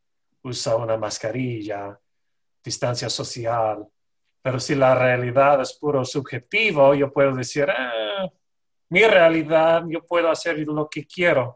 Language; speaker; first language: Spanish; non-native, fluent; English